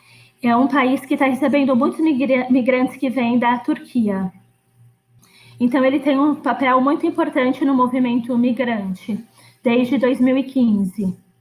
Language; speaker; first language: Portuguese; non-native, fluent; Greek